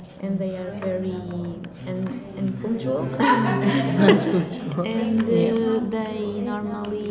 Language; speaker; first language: English; non-native, learner; Portuguese